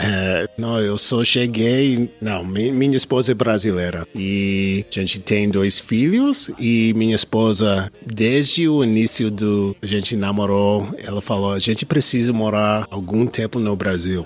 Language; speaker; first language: Portuguese; non-native, learner; English